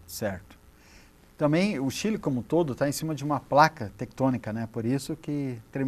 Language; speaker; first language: Portuguese; native; Portuguese